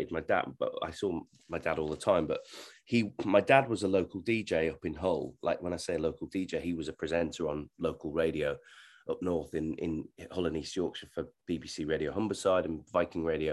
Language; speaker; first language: English; native; English